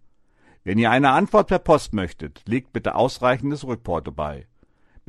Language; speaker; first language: German; native; German